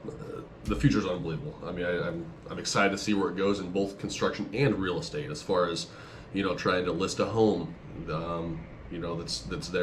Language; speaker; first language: English; native; English